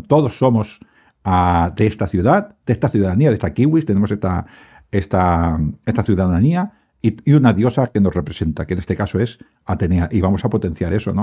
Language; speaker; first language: Spanish; native; Spanish